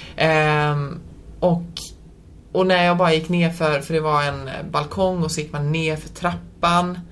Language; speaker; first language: Swedish; early bilingual, other home language; Polish